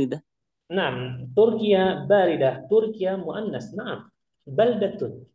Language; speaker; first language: Arabic; non-native, fluent; Indonesian